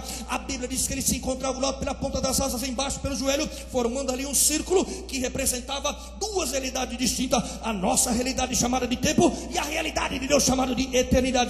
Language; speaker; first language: Portuguese; native; Portuguese